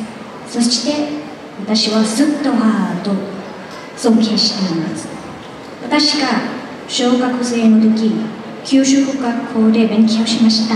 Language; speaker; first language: Japanese; non-native, learner; Thai